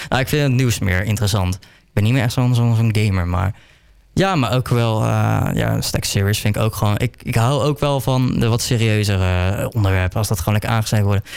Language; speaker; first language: Dutch; native; Dutch